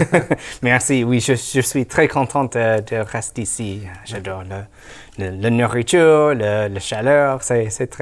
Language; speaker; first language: French; non-native, learner; English